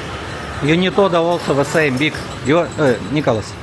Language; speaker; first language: English; non-native, learner; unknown